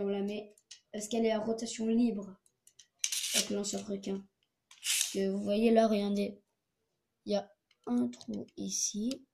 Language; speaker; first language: French; native; French